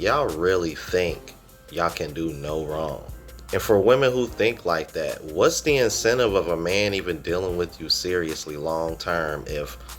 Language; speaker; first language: English; native; English